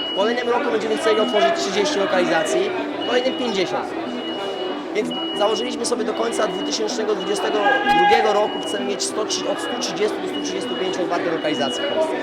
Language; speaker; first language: Polish; native; Polish